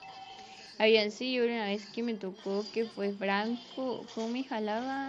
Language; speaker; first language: Spanish; native; Spanish